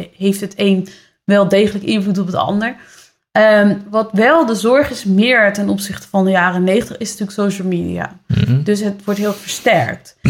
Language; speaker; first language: Dutch; native; Dutch